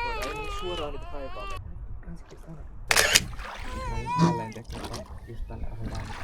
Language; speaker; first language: Finnish; native; Finnish